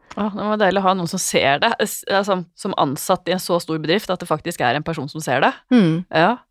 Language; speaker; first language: Norwegian; native; Norwegian